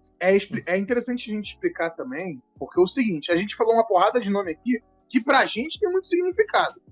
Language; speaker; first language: Portuguese; native; Portuguese